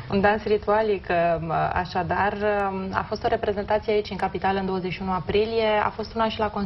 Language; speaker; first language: Romanian; native; Romanian